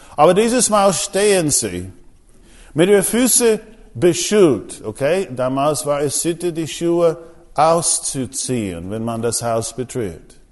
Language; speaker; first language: German; non-native, fluent; English